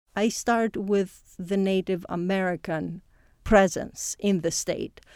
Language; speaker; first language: English; non-native, fluent; Greek